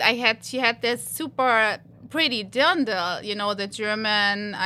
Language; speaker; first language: English; non-native, fluent; German